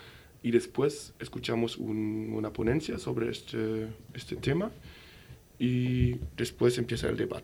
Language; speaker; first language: Spanish; non-native, fluent; German